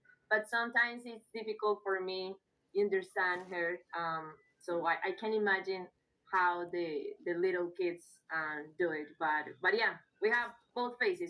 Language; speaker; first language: English; non-native, fluent; Spanish